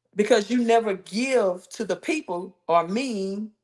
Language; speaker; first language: English; native; English